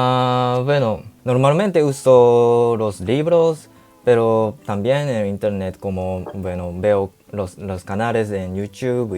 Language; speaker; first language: Spanish; non-native, learner; Japanese